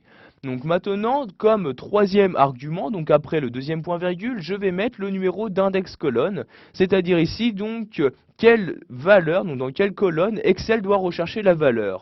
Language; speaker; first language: French; native; French